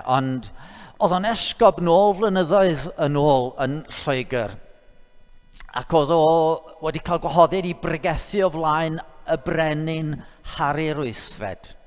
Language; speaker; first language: Welsh; native; Welsh